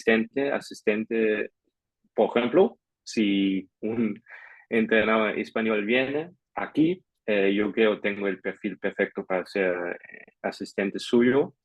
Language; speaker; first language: Spanish; non-native, fluent; German